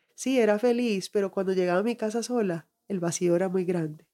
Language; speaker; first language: Spanish; early bilingual, heritage; Spanish